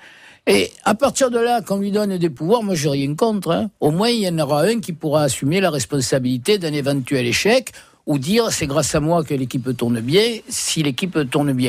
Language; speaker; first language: French; native; French